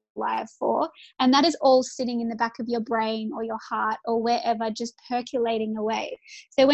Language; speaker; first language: English; native; English